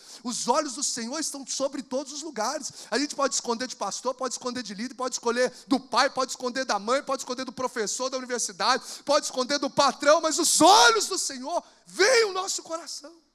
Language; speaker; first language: Portuguese; native; Portuguese